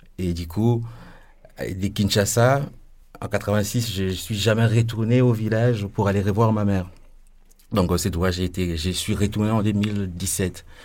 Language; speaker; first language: French; non-native, local second language; Lingala